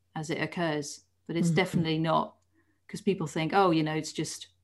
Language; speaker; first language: English; non-native, fluent; Dutch